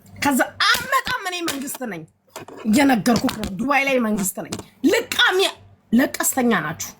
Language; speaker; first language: Amharic; native; Amharic